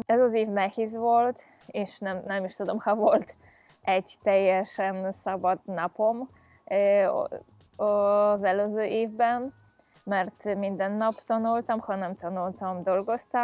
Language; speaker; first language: Hungarian; non-native, fluent; Polish